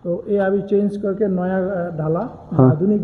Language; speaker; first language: Hindi; non-native, learner; Bangla